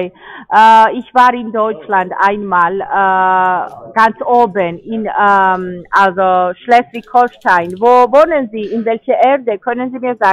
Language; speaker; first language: German; non-native, fluent; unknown